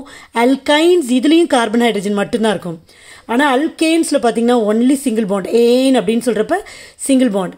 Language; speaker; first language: Tamil; native; Tamil